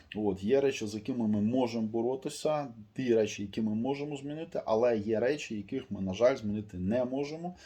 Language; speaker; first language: Ukrainian; native; Ukrainian